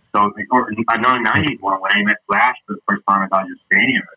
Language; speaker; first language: English; non-native, fluent; Spanish